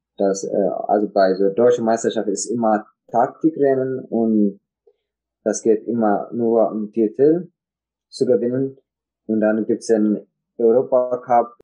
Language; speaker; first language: German; non-native, learner; Tigrinya